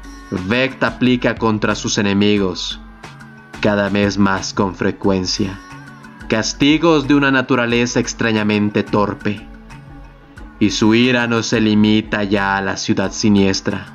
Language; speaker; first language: Spanish; native; Spanish